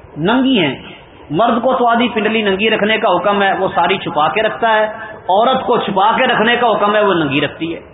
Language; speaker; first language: Urdu; non-native, local second language; Punjabi